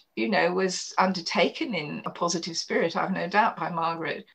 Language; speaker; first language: English; native; English